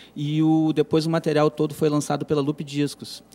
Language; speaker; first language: Portuguese; native; Portuguese